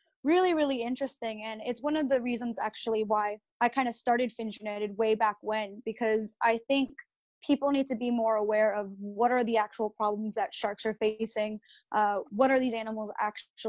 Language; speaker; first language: English; early bilingual, other home language; Spanish